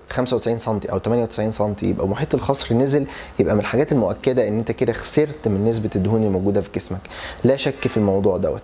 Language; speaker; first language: Arabic; native; Arabic